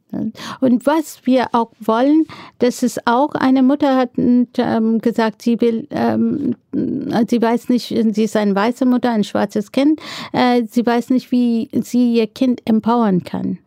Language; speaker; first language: German; non-native, fluent; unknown